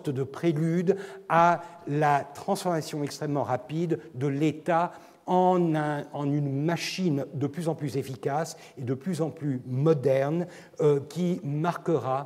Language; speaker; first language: French; non-native, fluent; Turkish